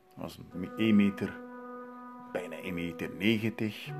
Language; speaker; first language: Dutch; non-native, learner; Portuguese